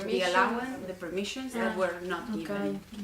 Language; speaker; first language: English; non-native, fluent; Spanish